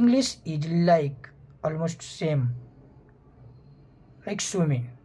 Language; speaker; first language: English; non-native, fluent; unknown